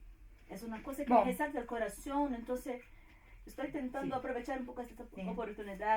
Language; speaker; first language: Spanish; non-native, fluent; Portuguese